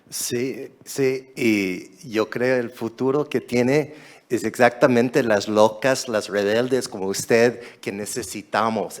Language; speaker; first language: Spanish; non-native, fluent; English